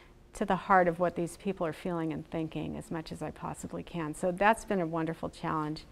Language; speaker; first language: English; native; English